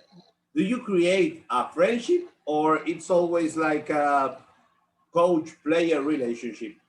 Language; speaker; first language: English; non-native, learner; Spanish